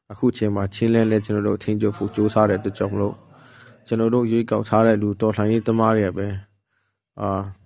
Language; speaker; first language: Burmese; non-native, local second language; Hakha Chin